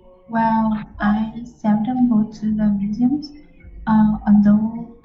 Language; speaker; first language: English; non-native, learner; Vietnamese